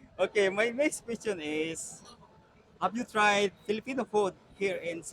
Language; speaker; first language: English; non-native, local second language; Cebuano